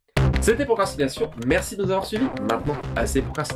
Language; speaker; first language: French; native; French